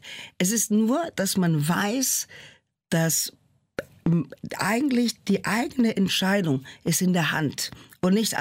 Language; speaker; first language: German; non-native, fluent; Portuguese